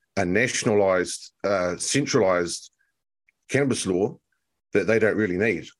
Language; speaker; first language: English; native; English